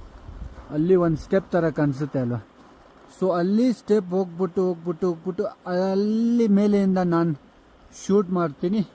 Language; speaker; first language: Kannada; non-native, fluent; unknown